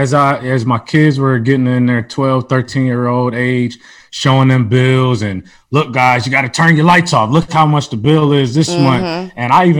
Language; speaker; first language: English; native; English